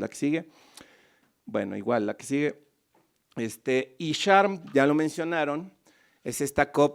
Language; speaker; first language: Spanish; native; Spanish